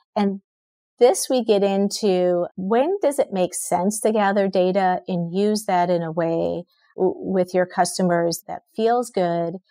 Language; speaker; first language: English; native; English